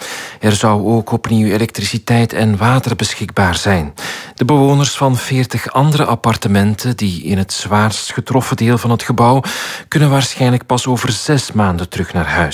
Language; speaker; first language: Dutch; native; Dutch